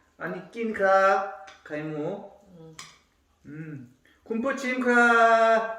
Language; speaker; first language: Thai; non-native, learner; Korean